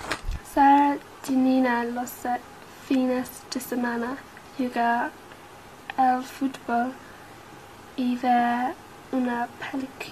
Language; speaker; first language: Spanish; non-native, learner; English